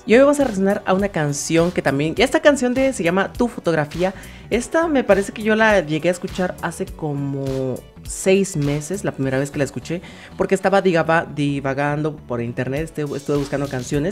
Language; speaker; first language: Spanish; native; Spanish